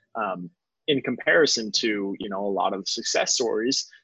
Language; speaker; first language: English; native; English